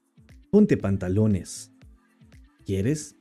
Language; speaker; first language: Spanish; non-native, fluent; English